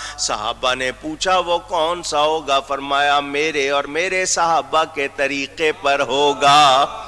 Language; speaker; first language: Urdu; native; Urdu